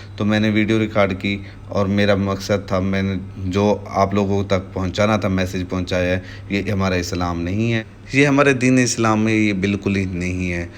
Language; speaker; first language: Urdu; non-native, local second language; Saraiki